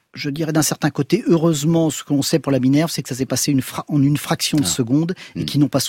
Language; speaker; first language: French; native; French